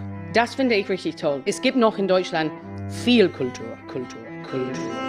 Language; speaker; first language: German; non-native, fluent; English